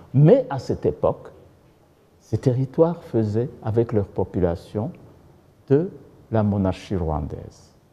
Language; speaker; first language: French; non-native, local second language; Kinyarwanda